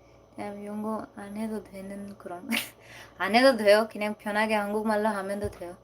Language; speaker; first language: Korean; non-native, learner; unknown